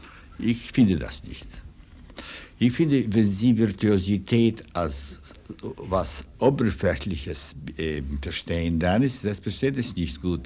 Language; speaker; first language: German; non-native, fluent; Russian